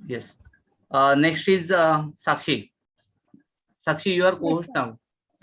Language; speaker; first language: English; non-native, local second language; Marathi